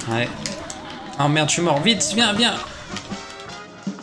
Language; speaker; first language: French; native; French